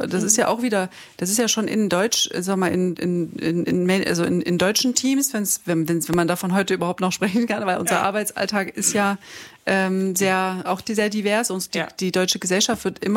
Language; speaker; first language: German; native; German